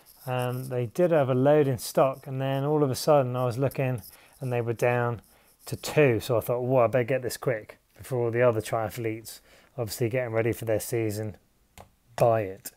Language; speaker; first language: English; native; English